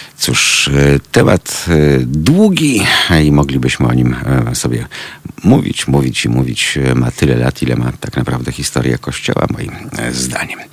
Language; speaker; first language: Polish; native; Polish